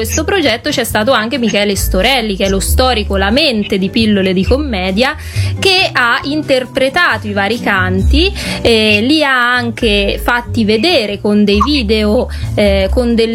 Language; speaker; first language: Italian; native; Italian